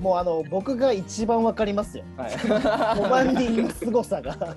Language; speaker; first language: Japanese; native; Japanese